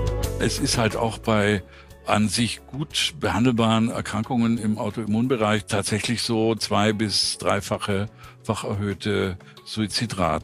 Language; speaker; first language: German; native; German